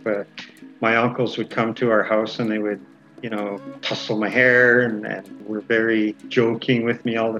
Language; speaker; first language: English; native; English